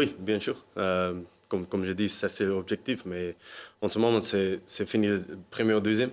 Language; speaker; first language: French; non-native, learner; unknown